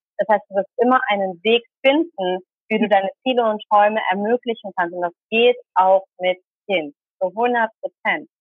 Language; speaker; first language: German; early bilingual, other home language; Tamil